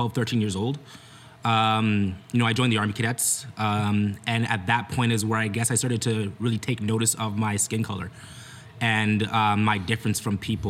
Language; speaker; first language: English; native; English